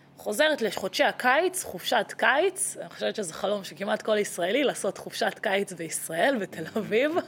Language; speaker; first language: Hebrew; early bilingual, other home language; Russian